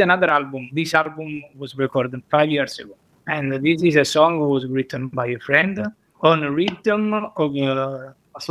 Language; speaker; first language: English; non-native, learner; Italian